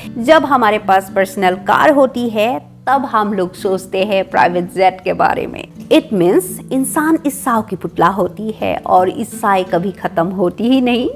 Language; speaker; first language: Hindi; non-native, local second language; Assamese